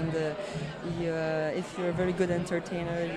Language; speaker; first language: English; non-native, fluent; French